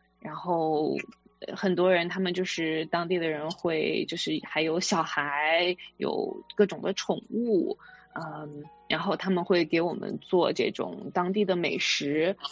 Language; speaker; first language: Chinese; native; Chinese